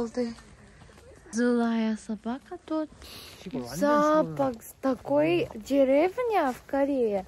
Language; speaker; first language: Russian; non-native, fluent; Korean